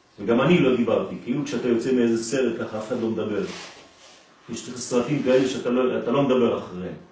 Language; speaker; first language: Hebrew; non-native, fluent; French